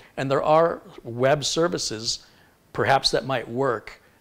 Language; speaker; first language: English; native; English